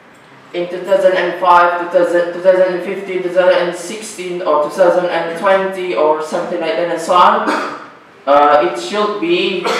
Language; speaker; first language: English; non-native, learner; Indonesian